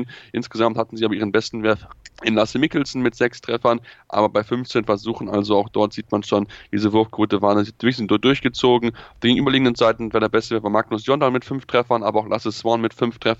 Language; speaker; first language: German; native; German